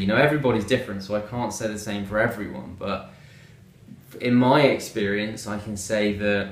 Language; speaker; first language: English; native; English